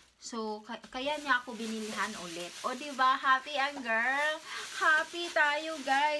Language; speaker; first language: Filipino; non-native, local second language; Cebuano